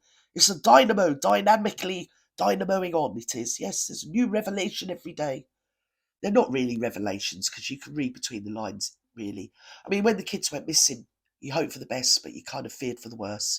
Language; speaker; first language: English; native; English